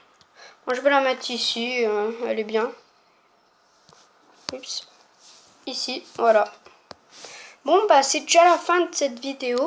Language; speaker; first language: French; native; French